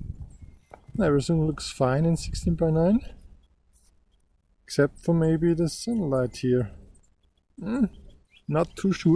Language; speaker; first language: English; non-native, fluent; German